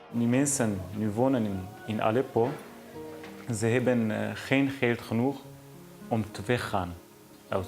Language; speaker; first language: Dutch; non-native, learner; Arabic